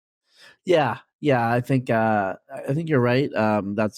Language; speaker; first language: English; native; English